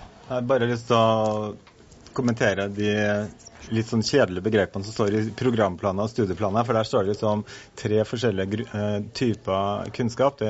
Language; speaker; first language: Norwegian; native; Norwegian